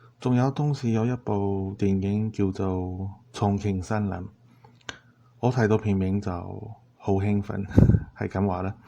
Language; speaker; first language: Cantonese; non-native, fluent; Chinese